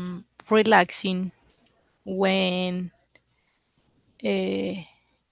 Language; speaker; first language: English; non-native, learner; Spanish